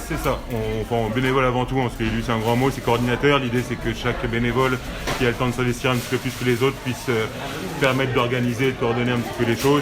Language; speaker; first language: French; native; French